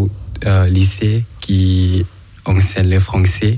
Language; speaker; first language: French; non-native, learner; Thai